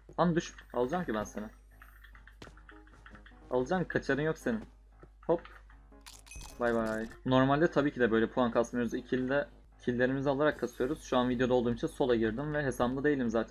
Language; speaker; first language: Turkish; native; Turkish